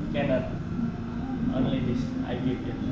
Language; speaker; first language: English; non-native, learner; Indonesian